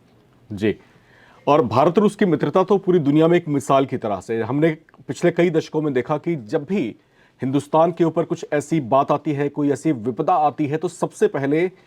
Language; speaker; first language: Hindi; native; Hindi